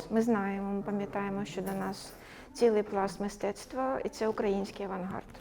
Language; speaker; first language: Ukrainian; native; Ukrainian